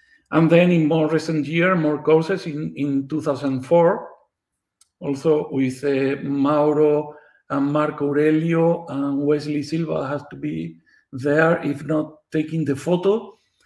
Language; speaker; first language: English; non-native, fluent; Spanish